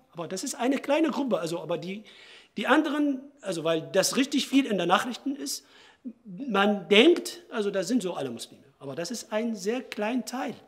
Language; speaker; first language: German; non-native, fluent; Arabic